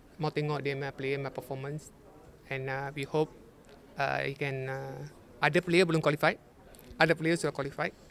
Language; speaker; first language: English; non-native, learner; Malay